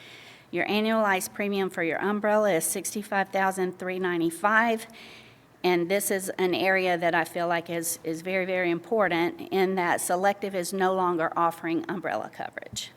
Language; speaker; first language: English; native; English